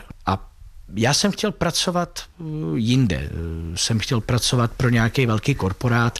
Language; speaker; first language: Czech; non-native, fluent; Italian